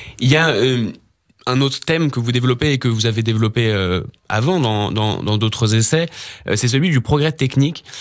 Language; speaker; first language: French; native; French